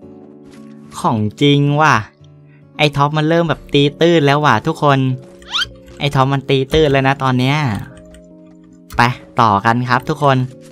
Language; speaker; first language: Thai; native; Thai